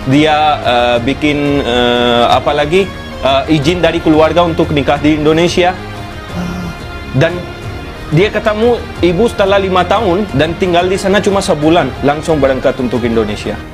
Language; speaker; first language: Indonesian; non-native, fluent; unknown